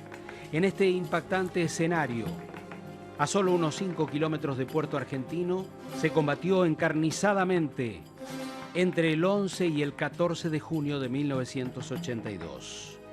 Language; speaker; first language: Spanish; native; Spanish